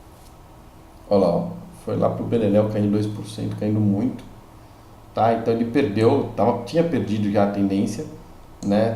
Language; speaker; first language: Portuguese; native; Portuguese